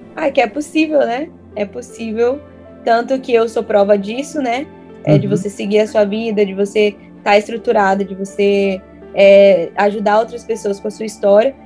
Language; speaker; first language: Portuguese; native; Portuguese